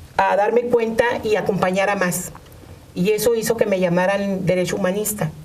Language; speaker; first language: Spanish; native; Spanish